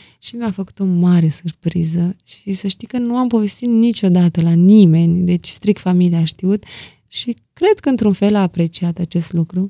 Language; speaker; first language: Romanian; native; Romanian